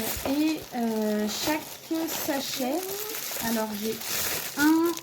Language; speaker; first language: French; native; French